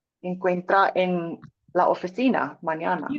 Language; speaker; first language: Spanish; non-native, learner; English